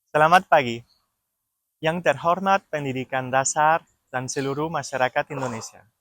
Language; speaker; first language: Indonesian; non-native, learner; French